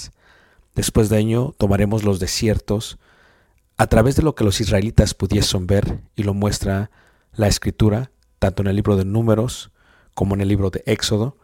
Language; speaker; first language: Spanish; native; Spanish